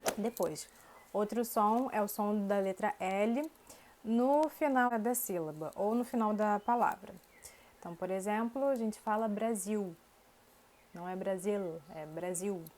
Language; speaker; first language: Portuguese; native; Portuguese